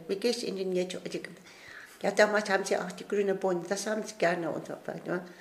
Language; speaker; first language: German; non-native, fluent; Turkish